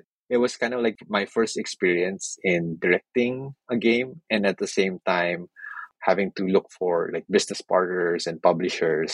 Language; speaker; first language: English; non-native, local second language; Filipino